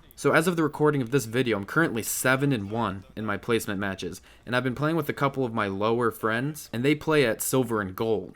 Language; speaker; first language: English; native; English